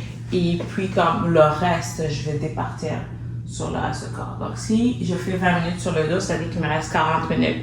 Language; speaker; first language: French; native; French